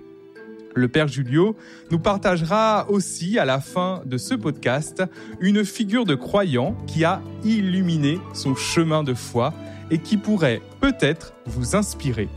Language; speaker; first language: French; native; French